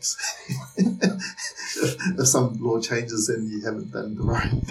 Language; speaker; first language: English; native; English